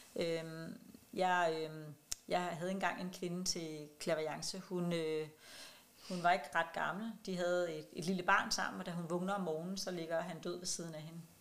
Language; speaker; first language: Danish; non-native, local second language; Kalaallisut